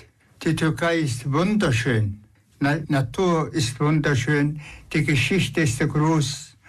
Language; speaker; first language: German; non-native, fluent; Tuvinian